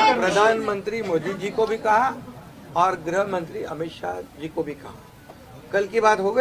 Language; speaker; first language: Hindi; non-native, local second language; Marathi